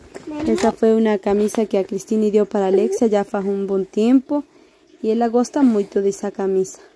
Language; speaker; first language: Spanish; non-native, fluent; Portuguese